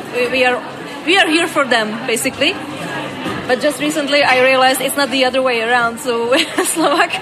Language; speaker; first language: English; non-native, fluent; Czech